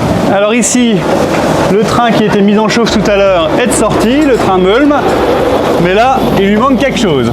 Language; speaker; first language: French; native; French